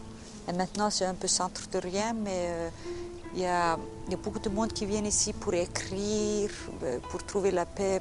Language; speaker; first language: French; non-native, fluent; Icelandic